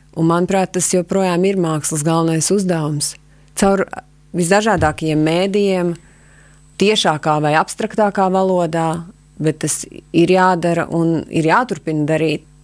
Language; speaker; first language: Latvian; native; Latvian